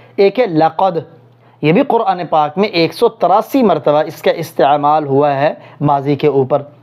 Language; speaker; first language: Urdu; non-native, local second language; Punjabi